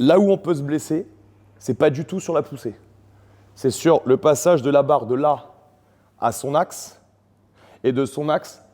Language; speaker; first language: French; native; French